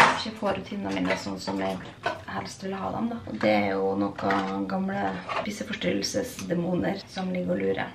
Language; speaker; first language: Norwegian; native; Norwegian